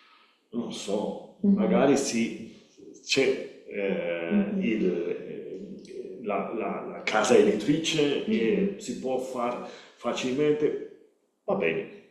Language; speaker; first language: Italian; non-native, learner; Spanish